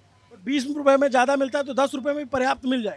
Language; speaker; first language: Hindi; native; Hindi